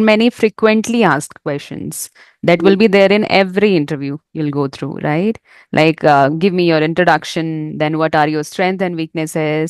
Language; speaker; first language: English; non-native, fluent; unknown